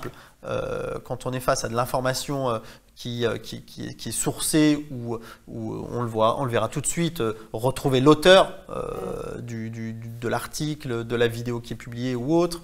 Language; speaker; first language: French; native; French